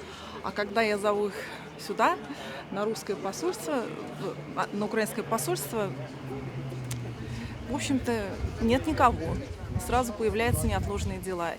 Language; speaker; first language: Russian; native; Russian